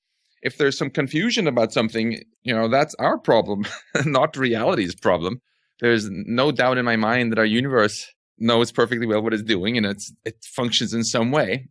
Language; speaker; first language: English; non-native, fluent; Swedish